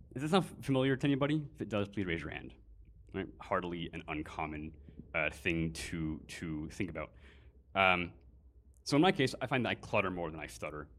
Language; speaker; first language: English; native; English